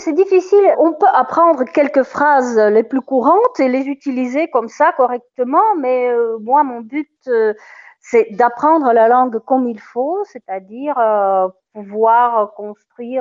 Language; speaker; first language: French; non-native, fluent; Russian